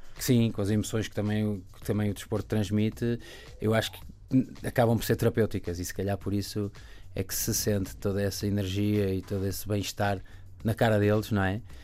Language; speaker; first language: Portuguese; native; Portuguese